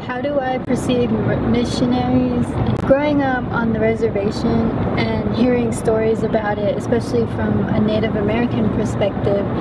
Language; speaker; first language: English; native; English